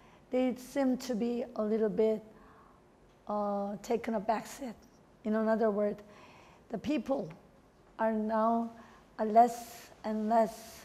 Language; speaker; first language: English; non-native, fluent; Korean